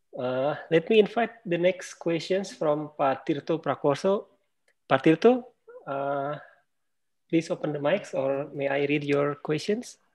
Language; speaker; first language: English; non-native, fluent; Indonesian